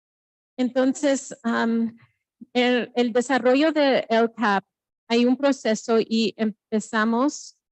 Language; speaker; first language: Spanish; early bilingual, heritage; Spanish